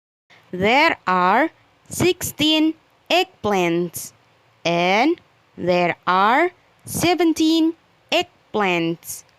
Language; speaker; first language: English; non-native, learner; Indonesian